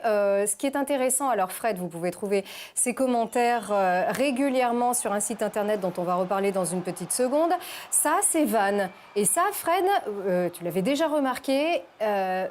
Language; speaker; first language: French; native; French